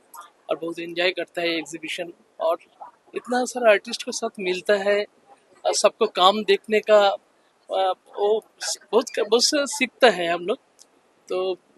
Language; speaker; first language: Hindi; non-native, local second language; Bangla